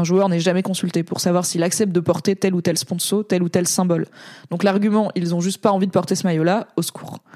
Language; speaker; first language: French; native; French